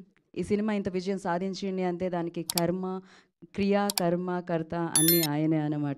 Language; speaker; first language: Telugu; native; Telugu